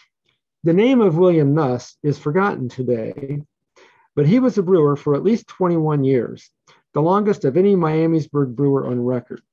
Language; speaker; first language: English; native; English